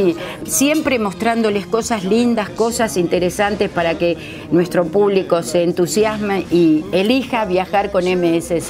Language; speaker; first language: Spanish; native; Spanish